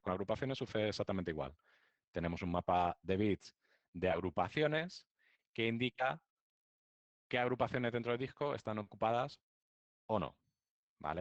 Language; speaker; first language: Spanish; native; Spanish